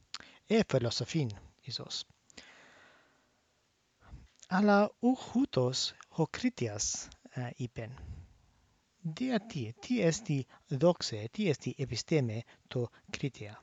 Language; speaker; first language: Greek; non-native, fluent; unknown